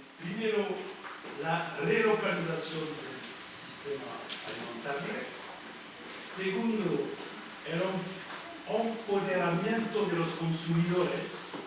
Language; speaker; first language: Spanish; non-native, learner; French